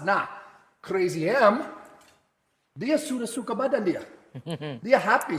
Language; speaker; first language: Indonesian; non-native, fluent; English